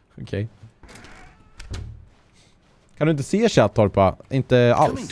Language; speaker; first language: Swedish; native; Swedish